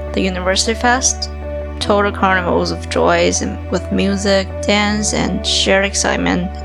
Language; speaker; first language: English; non-native, fluent; Chinese